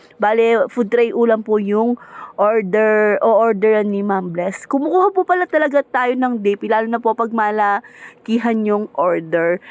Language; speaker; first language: Filipino; native; Filipino